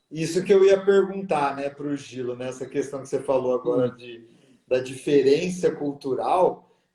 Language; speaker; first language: Portuguese; native; Portuguese